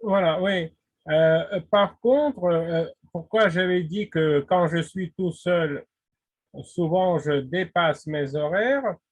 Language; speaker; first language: French; non-native, fluent; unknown